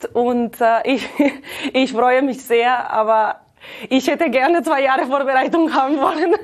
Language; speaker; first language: German; non-native, fluent; Catalan